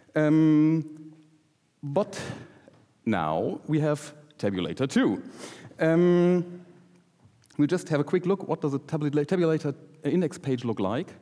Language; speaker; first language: English; non-native, fluent; German